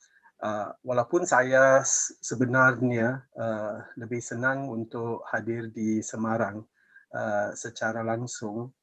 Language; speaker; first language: Indonesian; non-native, fluent; English